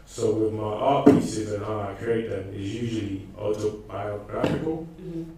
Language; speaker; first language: English; non-native, local second language; Akan